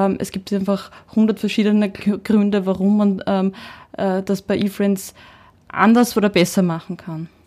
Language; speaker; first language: German; early bilingual, heritage; Czech